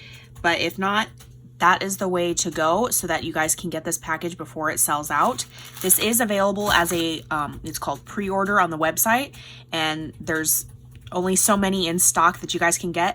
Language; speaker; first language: English; native; English